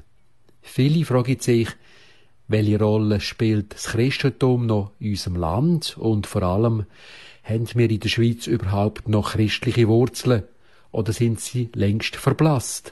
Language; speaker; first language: German; native; German